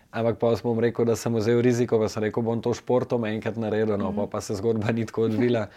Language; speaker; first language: Slovenian; native; Slovenian